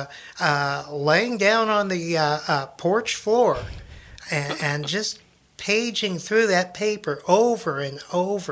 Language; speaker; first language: English; native; English